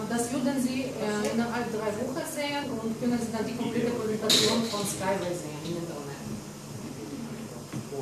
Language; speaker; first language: German; non-native, learner; Russian